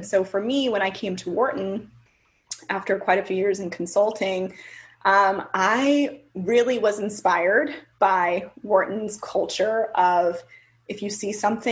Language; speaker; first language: English; native; English